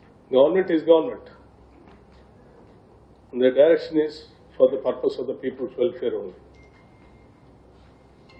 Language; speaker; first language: English; non-native, local second language; Telugu